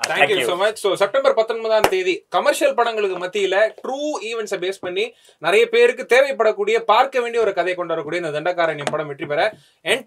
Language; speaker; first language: Tamil; native; Tamil